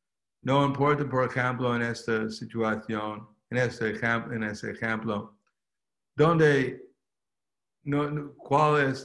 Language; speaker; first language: Spanish; non-native, fluent; English